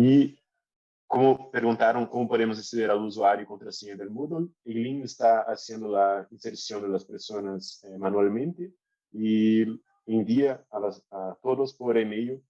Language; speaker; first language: Spanish; non-native, learner; Portuguese